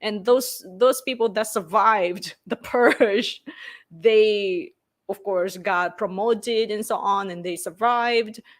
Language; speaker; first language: English; non-native, fluent; Japanese